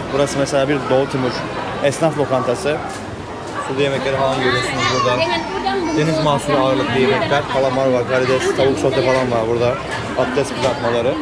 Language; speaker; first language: Turkish; native; Turkish